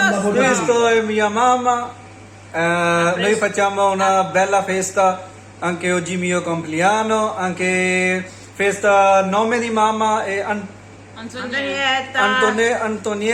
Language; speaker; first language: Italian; non-native, learner; Urdu